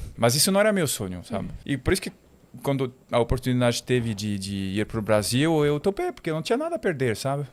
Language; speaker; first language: Portuguese; non-native, fluent; French